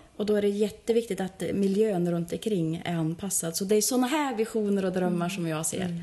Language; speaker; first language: Swedish; native; Swedish